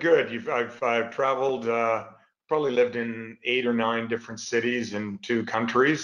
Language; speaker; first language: English; native; English